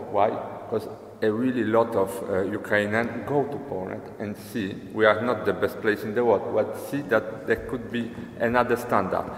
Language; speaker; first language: English; non-native, fluent; Polish